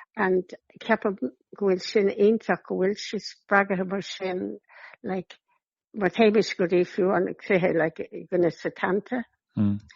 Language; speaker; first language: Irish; non-native, local second language; English